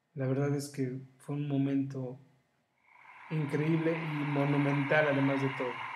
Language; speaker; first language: Spanish; native; Spanish